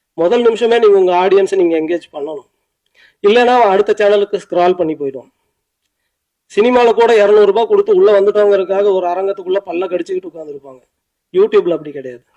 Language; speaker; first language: Tamil; native; Tamil